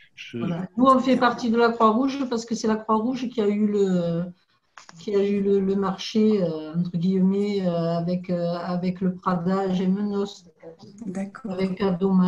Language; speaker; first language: French; native; French